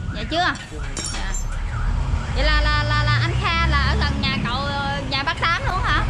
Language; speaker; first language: Vietnamese; native; Vietnamese